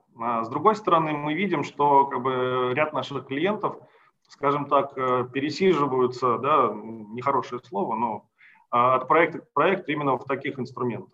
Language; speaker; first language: Russian; native; Russian